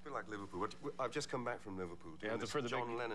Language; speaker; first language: English; native; English